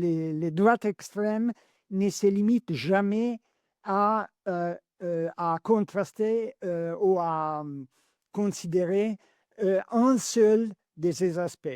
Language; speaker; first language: French; non-native, learner; Italian